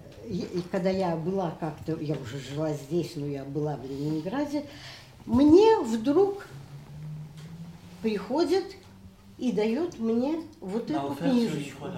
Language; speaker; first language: Russian; native; Russian